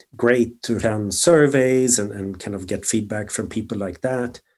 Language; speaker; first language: English; non-native, fluent; Swedish